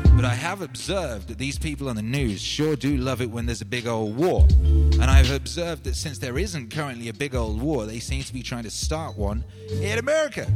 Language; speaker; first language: English; native; English